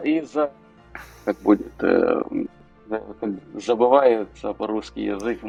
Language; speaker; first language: Russian; non-native, local second language; Romanian